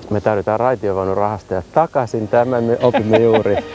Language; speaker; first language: Finnish; native; Finnish